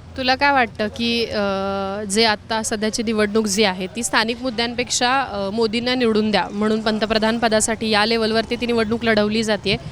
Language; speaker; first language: Marathi; native; Marathi